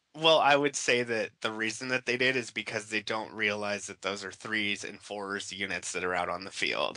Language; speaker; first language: English; native; English